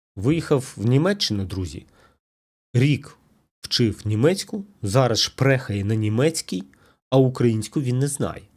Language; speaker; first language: Ukrainian; non-native, local second language; Russian